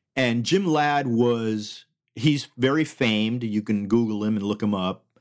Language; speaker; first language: English; early bilingual, other home language; Spanish